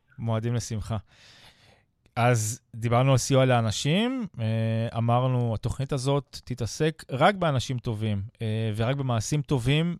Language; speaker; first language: Hebrew; native; Hebrew